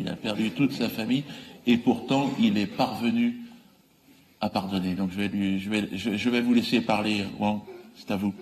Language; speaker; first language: French; native; French